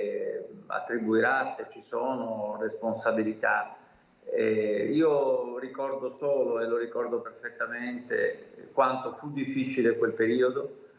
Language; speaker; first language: Italian; native; Italian